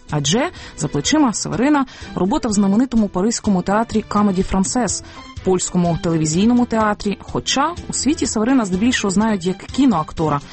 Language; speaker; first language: Ukrainian; native; Ukrainian